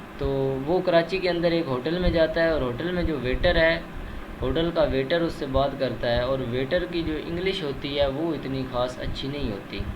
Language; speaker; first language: Urdu; native; Urdu